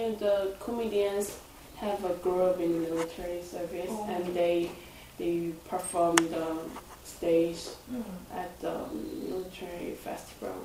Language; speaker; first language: English; non-native, learner; Korean